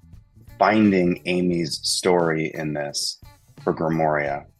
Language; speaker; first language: English; native; English